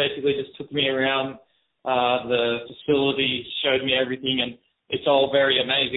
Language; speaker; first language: English; native; English